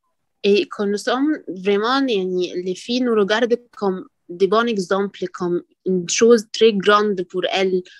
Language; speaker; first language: French; non-native, learner; Arabic